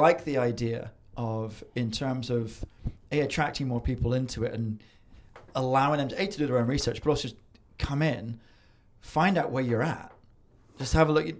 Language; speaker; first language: English; native; English